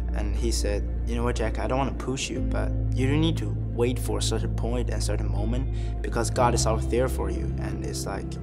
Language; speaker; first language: English; non-native, fluent; Chinese